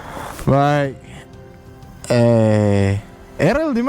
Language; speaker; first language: Indonesian; non-native, learner; English